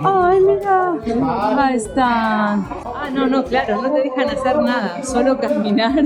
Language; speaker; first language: Spanish; native; Spanish